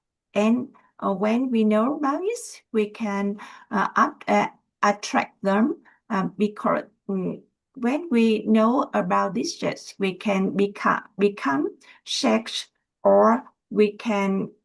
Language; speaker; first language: English; non-native, learner; Vietnamese